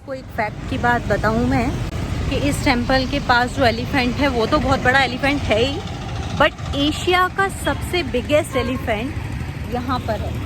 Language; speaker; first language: Hindi; native; Hindi